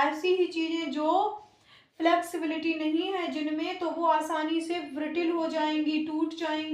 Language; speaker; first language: Hindi; native; Hindi